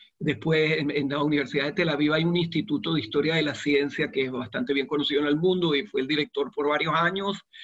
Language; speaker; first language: Spanish; native; Spanish